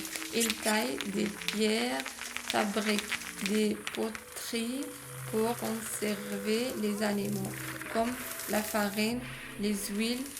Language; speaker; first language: French; non-native, learner; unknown